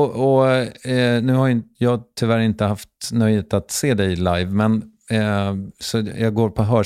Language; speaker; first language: Swedish; native; Swedish